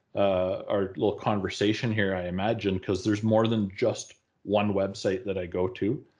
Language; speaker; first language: English; native; English